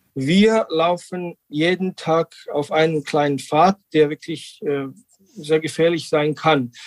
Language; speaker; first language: German; non-native, fluent; Georgian